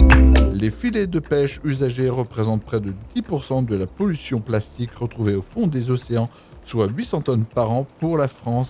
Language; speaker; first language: French; native; French